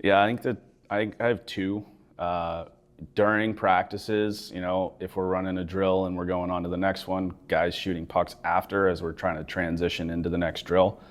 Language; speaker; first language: English; native; English